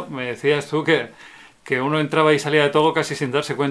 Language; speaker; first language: Spanish; native; Spanish